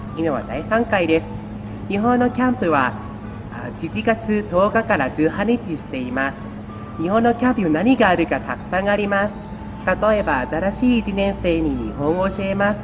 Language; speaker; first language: Japanese; non-native, learner; Thai